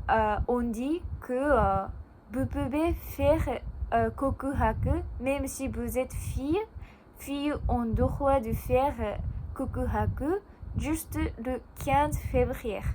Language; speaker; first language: French; non-native, learner; Japanese